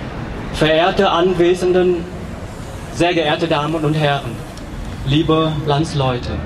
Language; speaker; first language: German; non-native, fluent; Vietnamese